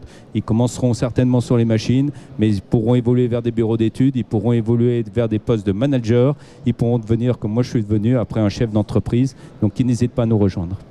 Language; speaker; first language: French; native; French